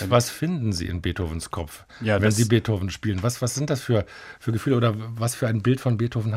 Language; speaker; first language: German; native; German